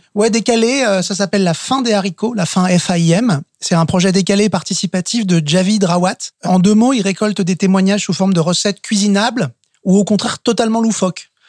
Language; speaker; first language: French; native; French